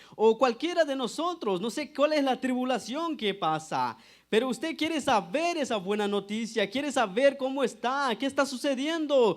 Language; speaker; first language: Spanish; native; Spanish